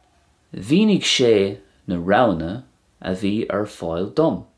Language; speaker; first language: Irish; non-native, local second language; English